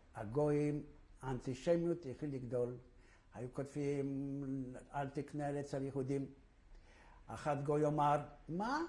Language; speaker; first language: Hebrew; non-native, fluent; Polish